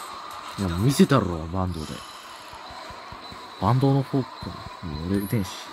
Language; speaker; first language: Japanese; native; Japanese